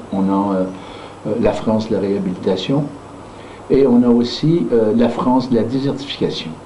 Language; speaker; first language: French; native; French